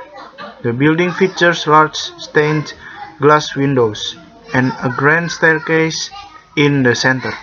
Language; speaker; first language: English; non-native, learner; Indonesian